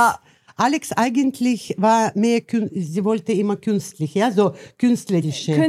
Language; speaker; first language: German; non-native, learner; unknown